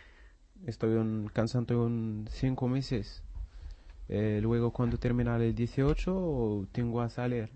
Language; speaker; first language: Spanish; non-native, learner; Arabic